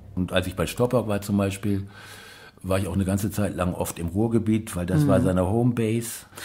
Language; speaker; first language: German; native; German